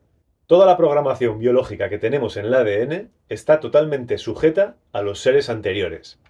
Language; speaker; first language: Spanish; native; Spanish